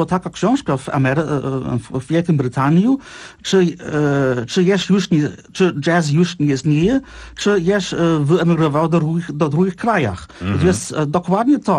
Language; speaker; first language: Polish; non-native, fluent; Czech